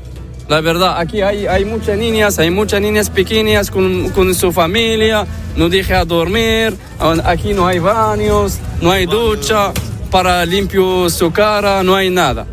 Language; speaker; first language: Spanish; non-native, learner; Arabic